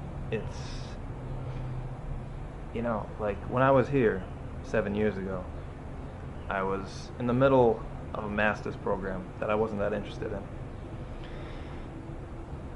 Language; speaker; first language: English; native; English